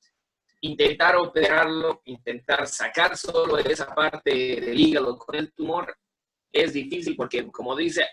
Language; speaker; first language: Spanish; native; Spanish